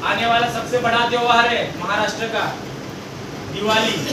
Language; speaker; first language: Hindi; non-native, local second language; Marathi